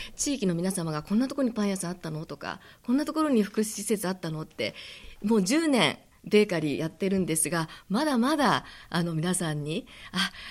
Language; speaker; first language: Japanese; native; Japanese